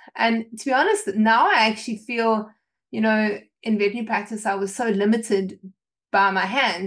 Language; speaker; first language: English; native; English